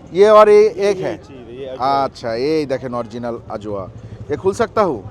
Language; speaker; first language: Hindi; non-native, learner; Bangla